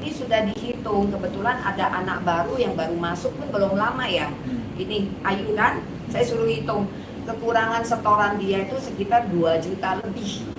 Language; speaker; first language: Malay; non-native, local second language; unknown